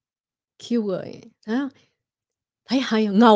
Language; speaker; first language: Vietnamese; early bilingual, heritage; Vietnamese